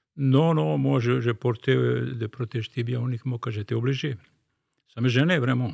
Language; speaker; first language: French; non-native, fluent; Bosnian